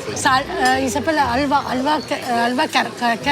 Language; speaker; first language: French; non-native, learner; Tamil